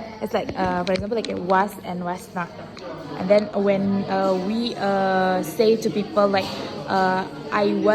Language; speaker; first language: English; non-native, learner; Indonesian